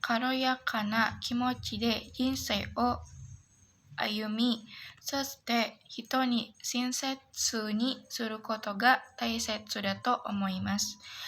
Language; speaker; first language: Japanese; non-native, learner; Indonesian